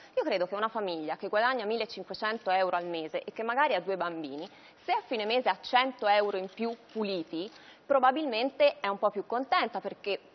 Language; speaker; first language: Italian; native; Italian